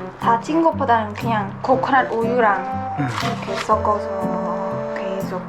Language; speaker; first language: Korean; non-native, fluent; Khmer